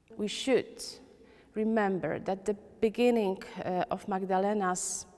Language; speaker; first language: English; non-native, learner; Polish